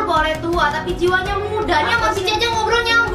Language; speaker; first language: Indonesian; native; Indonesian